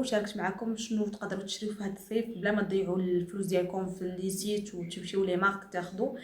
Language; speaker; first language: Arabic; native; Arabic